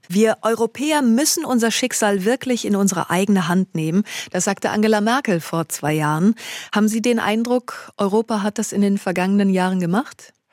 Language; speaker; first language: German; native; German